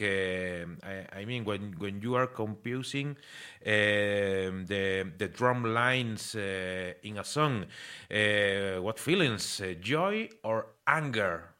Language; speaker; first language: English; non-native, learner; Spanish